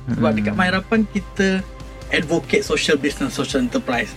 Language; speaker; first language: Malay; native; Malay